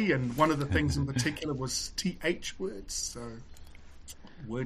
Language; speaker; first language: English; native; English